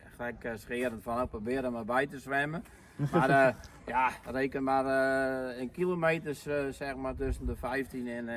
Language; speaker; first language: Dutch; non-native, local second language; Western Frisian